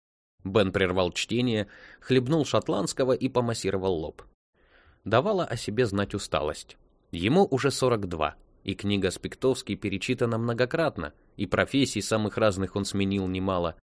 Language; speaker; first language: Russian; native; Russian